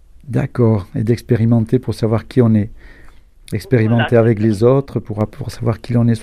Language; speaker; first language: French; native; French